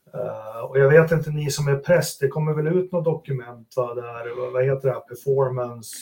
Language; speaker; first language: Swedish; native; Swedish